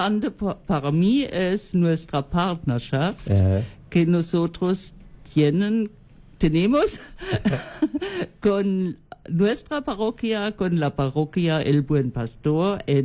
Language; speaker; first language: Spanish; non-native, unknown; German